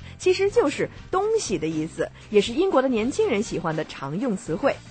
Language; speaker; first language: Chinese; native; Chinese